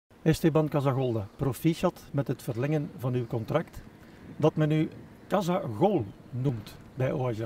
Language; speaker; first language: Dutch; native; Dutch